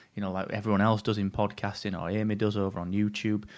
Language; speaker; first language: English; native; English